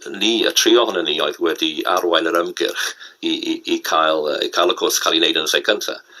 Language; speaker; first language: Welsh; non-native, local second language; English